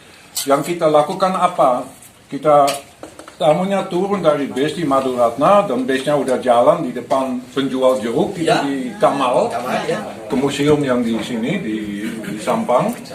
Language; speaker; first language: Indonesian; non-native, fluent; Dutch